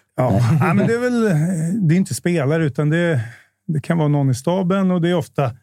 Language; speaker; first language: Swedish; native; Swedish